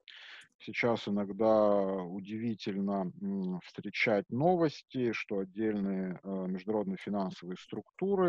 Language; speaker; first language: Russian; native; Russian